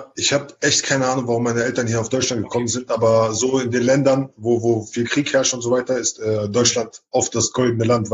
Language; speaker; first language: German; early bilingual, other home language; Chechen